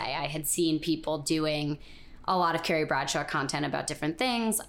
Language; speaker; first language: English; native; English